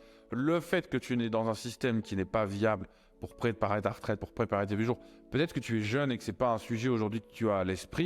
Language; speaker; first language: French; native; French